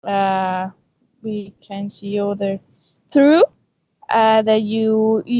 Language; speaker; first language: English; non-native, learner; Spanish